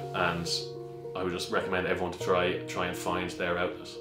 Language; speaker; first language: English; native; English